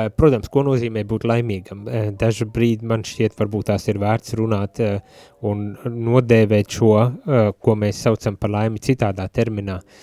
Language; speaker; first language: Latvian; native; Latvian